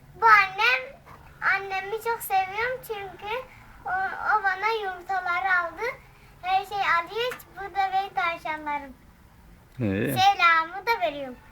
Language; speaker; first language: Turkish; early bilingual, heritage; Turkish